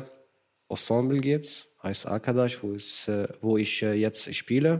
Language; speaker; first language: German; non-native, fluent; Kurdish